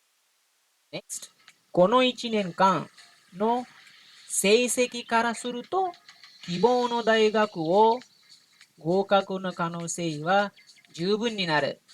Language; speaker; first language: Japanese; non-native, fluent; Marathi